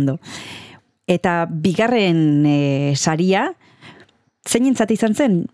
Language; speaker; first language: Basque; native; Basque